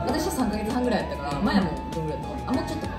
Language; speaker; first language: Japanese; native; Japanese